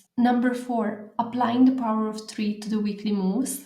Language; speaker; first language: English; non-native, fluent; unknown